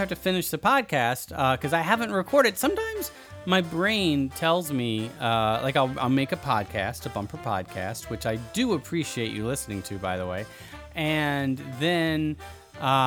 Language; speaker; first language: English; native; English